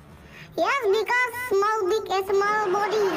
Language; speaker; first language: English; non-native, learner; Indonesian